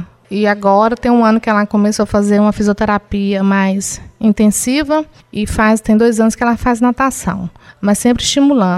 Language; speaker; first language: Portuguese; native; Portuguese